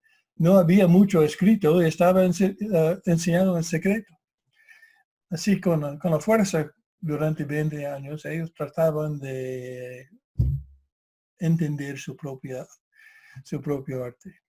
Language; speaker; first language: Spanish; non-native, fluent; English